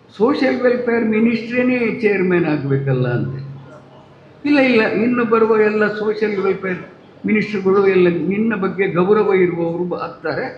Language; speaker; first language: Kannada; non-native, local second language; Tulu